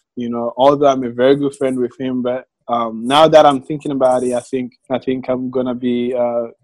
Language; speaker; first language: English; non-native, local second language; Kinyarwanda